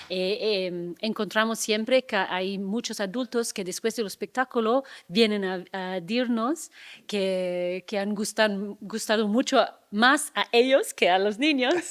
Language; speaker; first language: Spanish; non-native, fluent; Italian